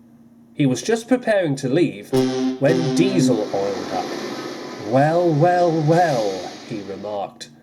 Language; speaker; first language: English; native; English